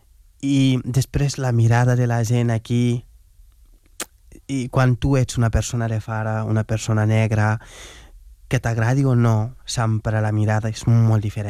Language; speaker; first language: Catalan; non-native, fluent; Wolof